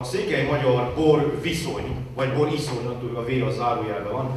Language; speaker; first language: Hungarian; native; Hungarian